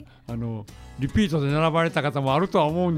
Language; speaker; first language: Japanese; native; Japanese